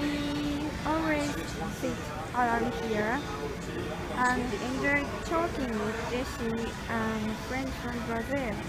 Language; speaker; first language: English; non-native, learner; Japanese